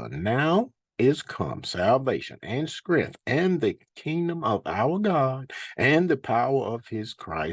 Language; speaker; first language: English; native; English